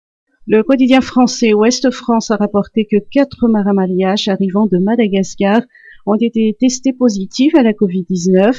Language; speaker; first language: French; non-native, local second language; Malagasy